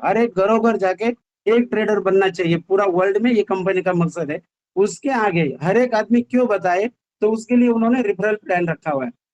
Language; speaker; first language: Hindi; non-native, local second language; Marathi